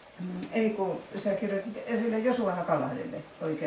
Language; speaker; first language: Finnish; native; Finnish